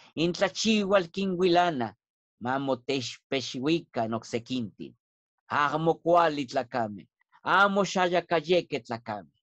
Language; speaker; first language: Spanish; non-native, local second language; Nahuatl languages